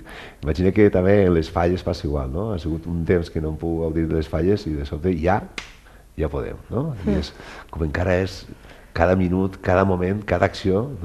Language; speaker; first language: Catalan; native; Catalan